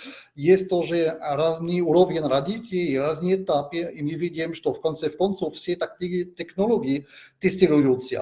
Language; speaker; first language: Russian; non-native, fluent; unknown